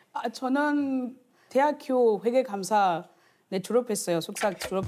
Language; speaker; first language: Korean; non-native, learner; French